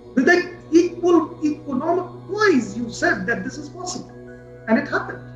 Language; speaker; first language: English; non-native, local second language; Hindi